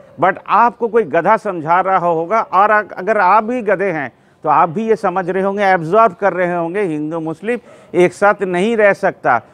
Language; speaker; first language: Hindi; non-native, local second language; Bangla